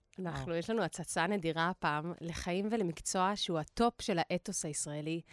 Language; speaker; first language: Hebrew; native; Hebrew